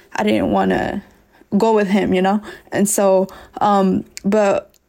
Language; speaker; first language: English; early bilingual, other home language; S'gaw Karen